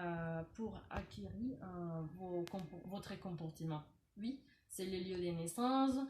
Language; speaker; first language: French; non-native, learner; Spanish